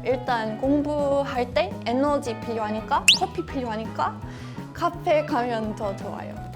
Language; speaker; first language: Korean; non-native, fluent; English